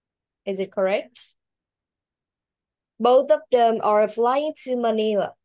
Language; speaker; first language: English; non-native, learner; Vietnamese